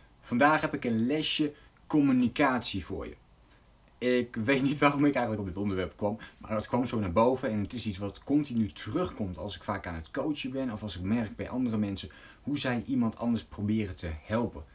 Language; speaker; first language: Dutch; native; Dutch